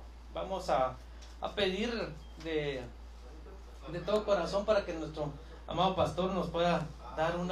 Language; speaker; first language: Spanish; native; Spanish